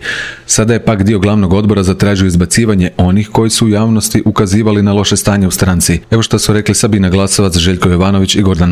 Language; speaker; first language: Croatian; native; Croatian